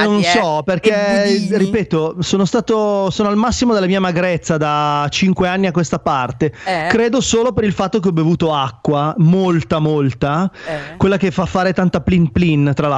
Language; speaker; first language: Italian; native; Italian